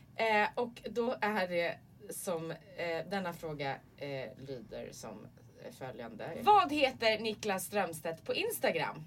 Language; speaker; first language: Swedish; native; Swedish